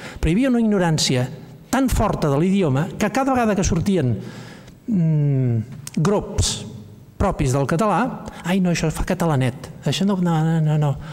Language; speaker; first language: Catalan; native; Catalan